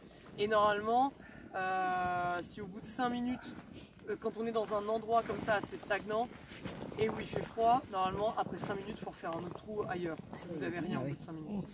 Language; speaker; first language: French; native; French